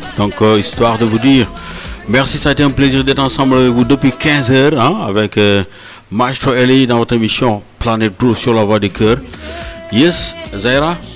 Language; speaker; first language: French; non-native, local second language; Wolof